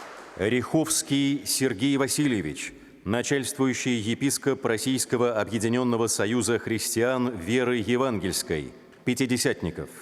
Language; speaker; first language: Russian; native; Russian